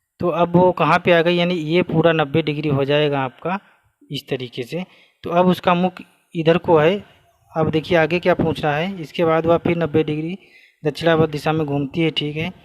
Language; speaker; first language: Hindi; native; Hindi